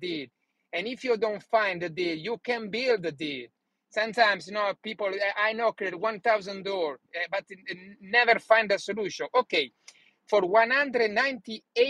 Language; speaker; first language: English; non-native, learner; Italian